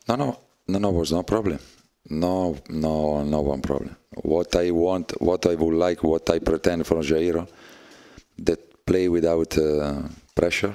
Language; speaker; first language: English; non-native, learner; Italian